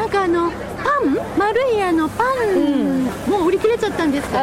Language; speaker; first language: Japanese; native; Japanese